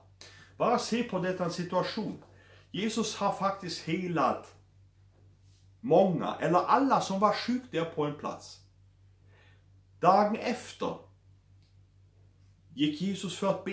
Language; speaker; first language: Swedish; non-native, fluent; German